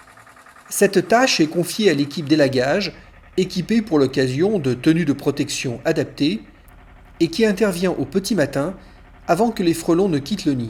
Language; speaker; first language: French; native; French